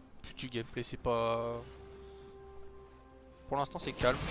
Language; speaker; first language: French; native; French